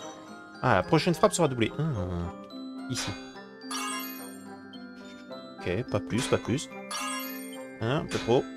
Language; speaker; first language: French; native; French